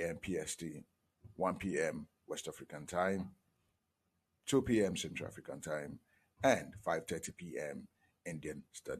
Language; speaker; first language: English; non-native, local second language; Igbo